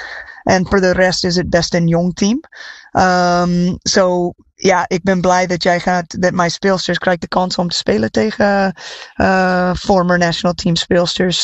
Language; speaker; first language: Dutch; non-native, fluent; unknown